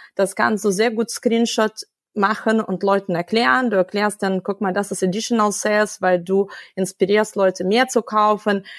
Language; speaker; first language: German; non-native, fluent; Russian